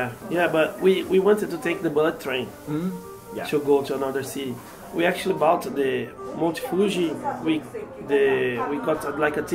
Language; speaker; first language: English; non-native, fluent; Portuguese